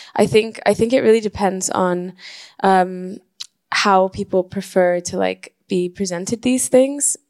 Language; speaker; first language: English; non-native, fluent; Spanish